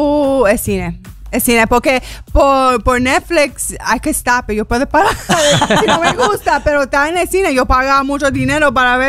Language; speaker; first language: Spanish; early bilingual, heritage; English